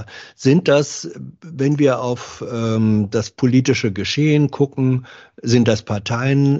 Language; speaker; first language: German; native; German